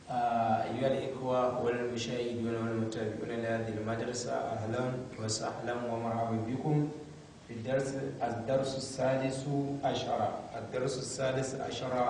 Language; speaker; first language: Arabic; non-native, fluent; Hausa